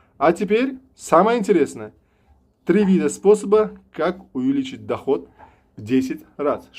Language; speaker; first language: Russian; non-native, local second language; Uzbek